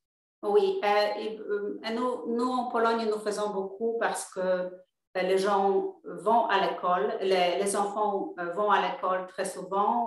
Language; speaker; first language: French; non-native, fluent; Polish